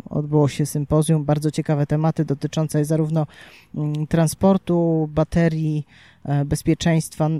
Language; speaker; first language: Polish; native; Polish